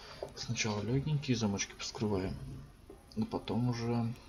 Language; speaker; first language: Russian; native; Russian